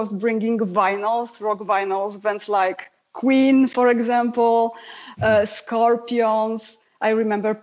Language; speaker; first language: English; non-native, fluent; Polish